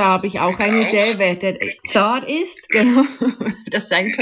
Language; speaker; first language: German; native; German